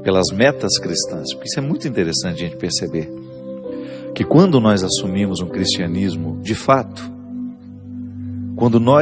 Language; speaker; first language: Portuguese; native; Portuguese